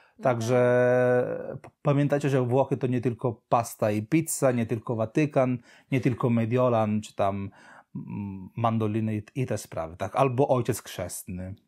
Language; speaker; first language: Polish; non-native, fluent; Italian